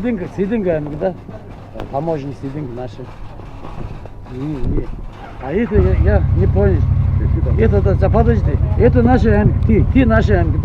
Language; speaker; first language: Russian; non-native, learner; Mongolian